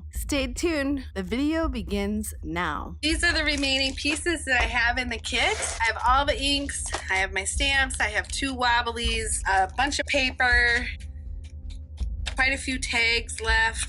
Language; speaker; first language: English; native; English